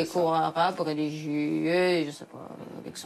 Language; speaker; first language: French; non-native, learner; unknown